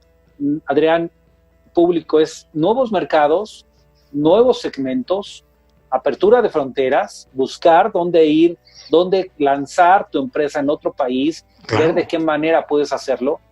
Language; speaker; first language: Spanish; native; Spanish